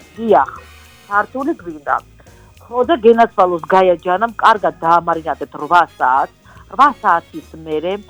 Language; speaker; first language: Georgian; non-native, local second language; Armenian